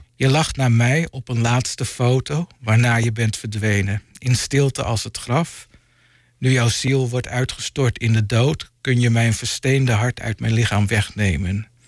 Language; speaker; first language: Dutch; native; Dutch